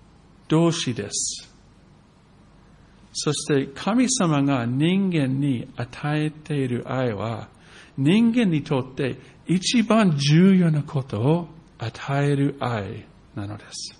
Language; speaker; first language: Japanese; non-native, fluent; English